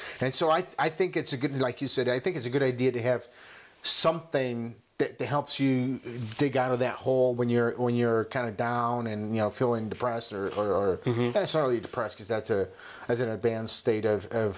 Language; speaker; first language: English; non-native, fluent; Spanish